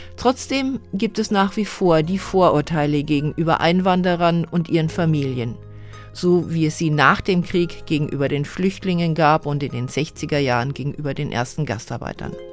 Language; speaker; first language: German; native; German